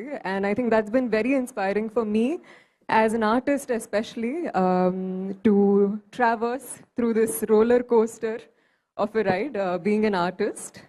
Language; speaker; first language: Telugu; early bilingual, heritage; Telugu